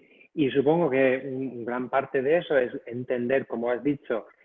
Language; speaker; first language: Spanish; non-native, fluent; English